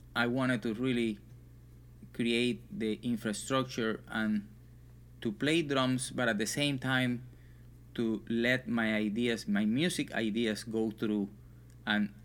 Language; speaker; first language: English; non-native, fluent; Spanish